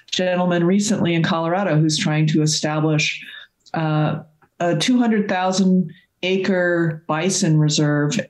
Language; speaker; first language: English; native; English